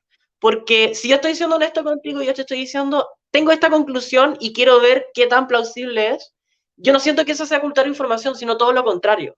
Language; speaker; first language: Spanish; native; Spanish